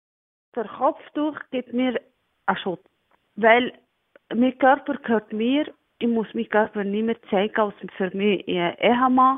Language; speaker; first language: German; non-native, learner; Arabic